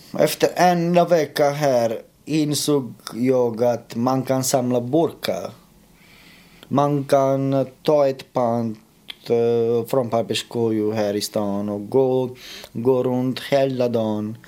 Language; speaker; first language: Swedish; non-native, fluent; Romanian